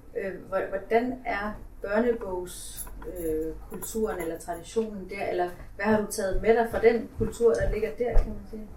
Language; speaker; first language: Danish; native; Danish